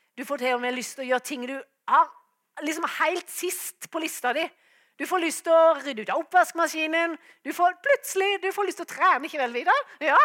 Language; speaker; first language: Norwegian; native; Norwegian